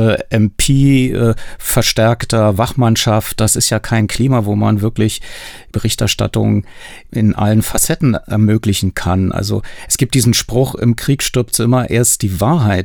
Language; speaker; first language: German; native; German